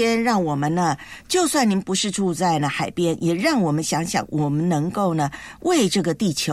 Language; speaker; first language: Chinese; native; Chinese